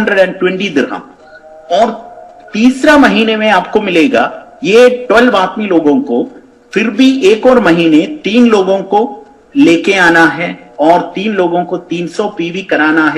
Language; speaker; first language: Hindi; non-native, fluent; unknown